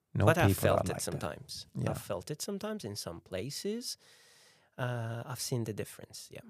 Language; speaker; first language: English; non-native, fluent; Persian